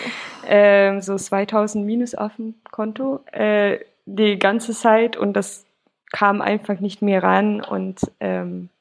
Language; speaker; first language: German; non-native, fluent; Swedish